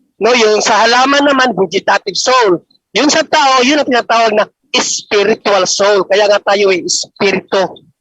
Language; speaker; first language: Filipino; non-native, local second language; Cebuano